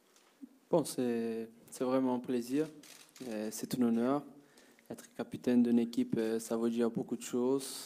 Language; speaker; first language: French; non-native, fluent; Portuguese